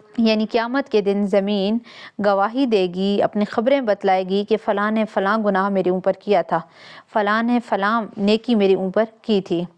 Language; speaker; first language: Urdu; non-native, local second language; Punjabi